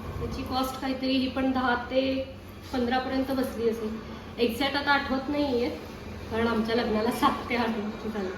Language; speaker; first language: Marathi; non-native, local second language; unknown